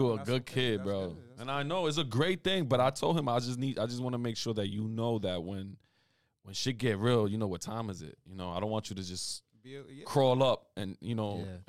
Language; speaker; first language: English; native; English